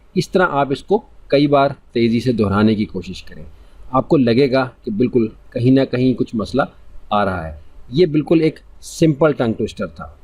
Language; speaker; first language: Urdu; native; Urdu